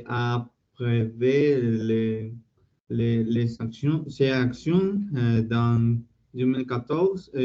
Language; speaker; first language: French; non-native, learner; Spanish